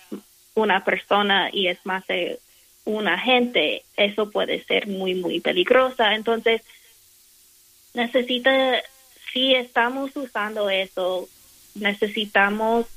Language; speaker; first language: Spanish; non-native, fluent; English